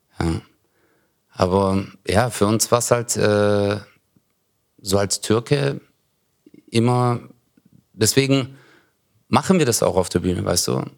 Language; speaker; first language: German; early bilingual, other home language; Turkish